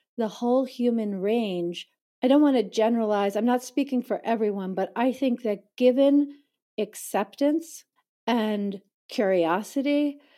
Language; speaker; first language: English; native; English